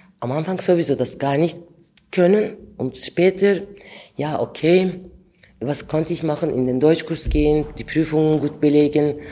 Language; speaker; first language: German; non-native, fluent; Turkish